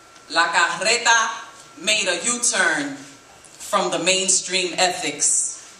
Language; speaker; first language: English; early bilingual, other home language; Spanish